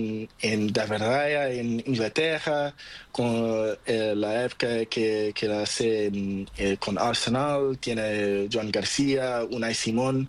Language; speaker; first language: Spanish; non-native, learner; Portuguese